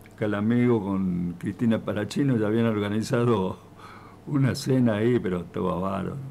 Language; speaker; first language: Spanish; native; Spanish